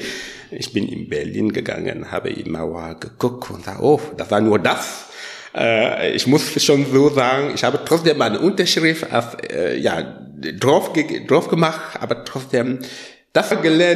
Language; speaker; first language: German; non-native, learner; French